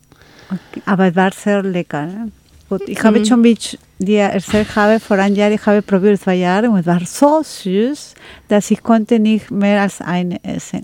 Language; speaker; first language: German; non-native, learner; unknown